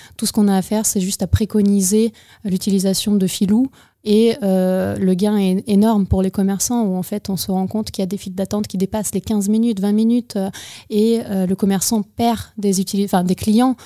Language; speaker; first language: French; non-native, fluent; Ukrainian